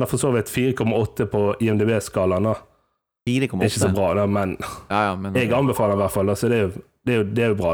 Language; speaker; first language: Norwegian; native; Norwegian